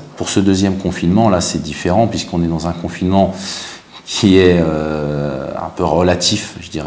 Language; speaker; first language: French; native; French